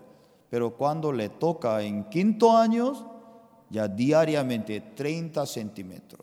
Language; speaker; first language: Spanish; non-native, fluent; Korean